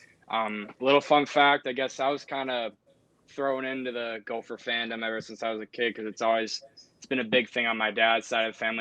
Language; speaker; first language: English; native; English